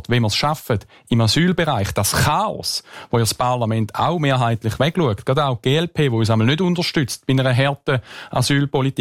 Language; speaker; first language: German; native; German